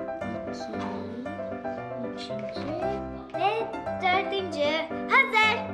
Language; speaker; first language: Turkish; early bilingual, heritage; Turkish